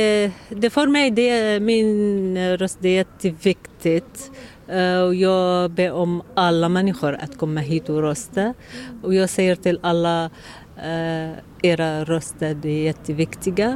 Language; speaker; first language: Swedish; non-native, learner; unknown